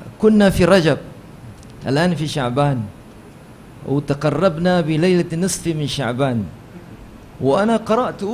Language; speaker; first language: Arabic; non-native, fluent; Malay